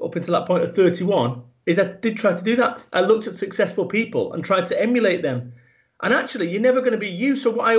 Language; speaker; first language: English; native; English